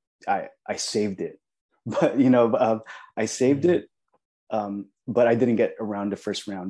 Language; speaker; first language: English; early bilingual, other home language; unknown